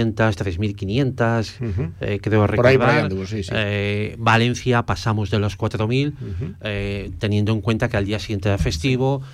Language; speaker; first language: Spanish; native; Spanish